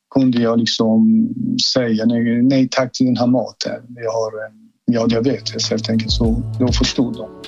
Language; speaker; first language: Swedish; non-native, fluent; Persian